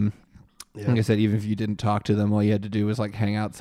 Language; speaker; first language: English; native; English